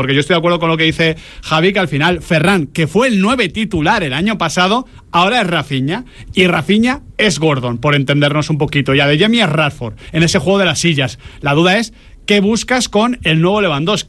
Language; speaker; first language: Spanish; native; Spanish